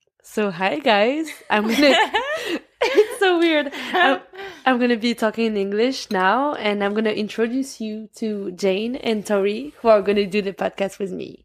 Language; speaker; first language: English; non-native, fluent; French